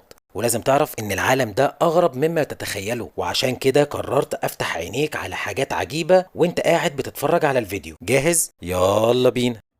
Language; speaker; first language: Arabic; native; Arabic